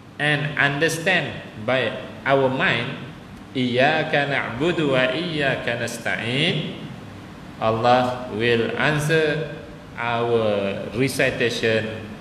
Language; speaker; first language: English; non-native, local second language; Malay